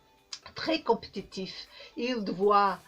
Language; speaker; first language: French; non-native, learner; Portuguese